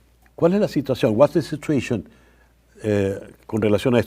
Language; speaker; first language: Spanish; native; Spanish